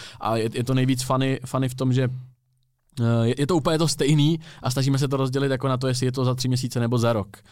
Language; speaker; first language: Czech; native; Czech